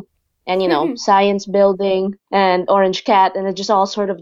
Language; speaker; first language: English; non-native, local second language; Filipino